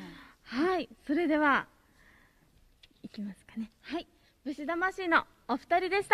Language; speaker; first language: Japanese; native; Japanese